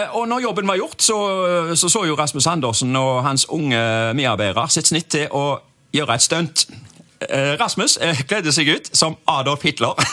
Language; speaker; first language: Norwegian; native; Norwegian